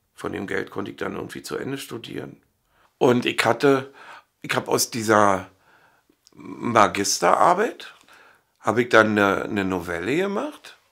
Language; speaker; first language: German; native; German